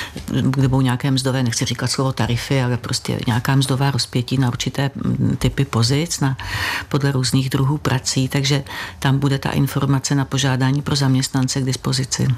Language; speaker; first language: Czech; native; Czech